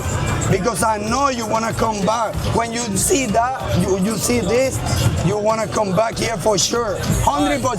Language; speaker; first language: English; non-native, learner; Spanish